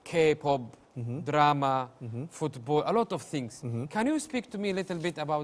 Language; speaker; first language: English; non-native, learner; Arabic